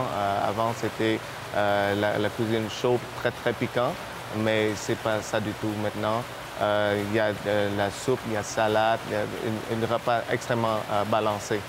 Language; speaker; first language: French; non-native, fluent; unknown